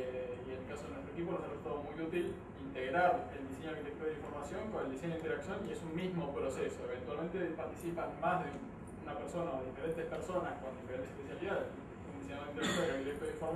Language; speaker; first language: Spanish; native; Spanish